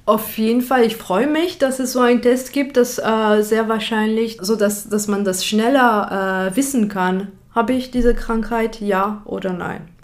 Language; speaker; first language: German; non-native, fluent; French